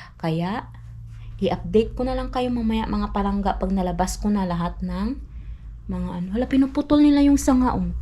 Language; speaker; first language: Filipino; non-native, local second language; Cebuano